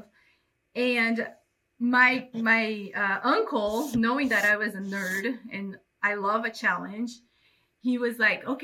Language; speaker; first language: English; non-native, fluent; Portuguese